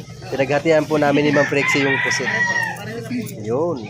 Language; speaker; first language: Filipino; native; Filipino